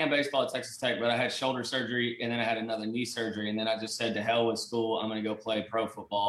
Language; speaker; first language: English; native; English